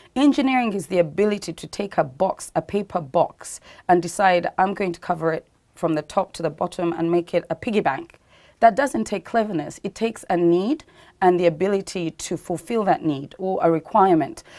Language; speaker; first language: English; non-native, local second language; Ganda